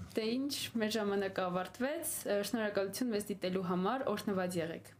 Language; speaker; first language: Armenian; native; Armenian